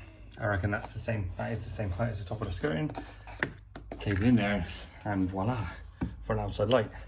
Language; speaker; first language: English; native; English